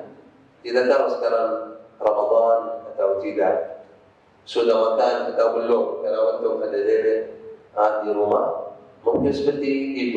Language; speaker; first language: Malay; non-native, fluent; Arabic